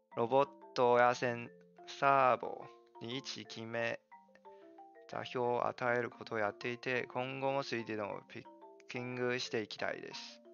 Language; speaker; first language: Japanese; non-native, fluent; Chinese